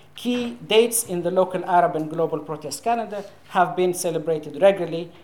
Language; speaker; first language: English; non-native, fluent; Arabic